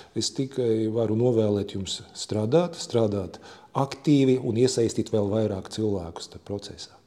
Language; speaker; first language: Latvian; non-native, local second language; Russian